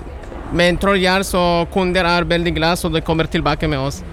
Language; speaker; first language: Norwegian; non-native, learner; Spanish